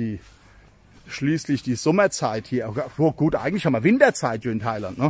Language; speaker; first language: German; native; German